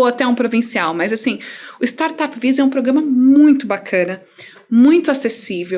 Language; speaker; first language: Portuguese; native; Portuguese